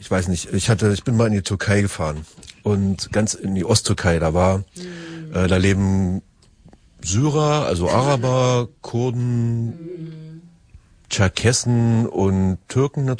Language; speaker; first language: German; native; German